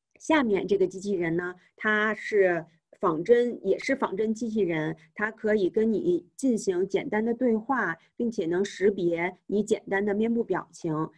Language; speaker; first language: Chinese; native; Chinese